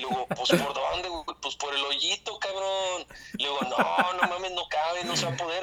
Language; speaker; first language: Spanish; native; Spanish